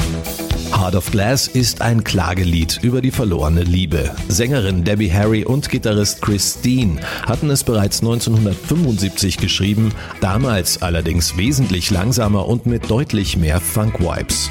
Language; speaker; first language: German; native; German